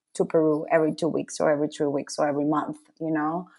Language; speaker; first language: English; non-native, fluent; Spanish